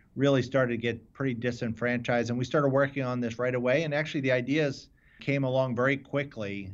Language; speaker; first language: English; native; English